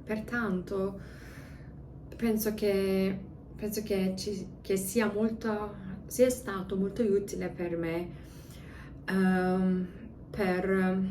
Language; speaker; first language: Italian; non-native, learner; English